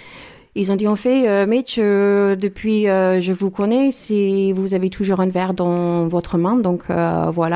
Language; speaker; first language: French; non-native, learner; English